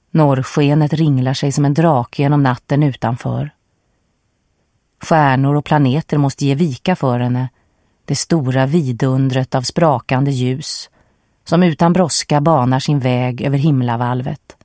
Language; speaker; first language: Swedish; native; Swedish